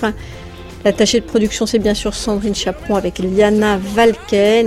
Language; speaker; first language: French; native; French